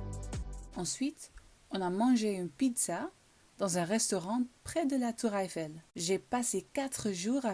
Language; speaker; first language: French; non-native, learner; Dutch